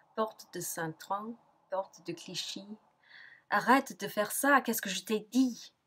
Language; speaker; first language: French; non-native, fluent; English